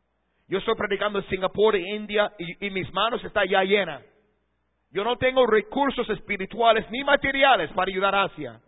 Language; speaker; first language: Spanish; non-native, fluent; English